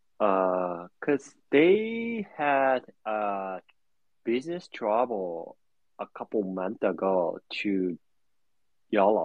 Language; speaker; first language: English; non-native, learner; Japanese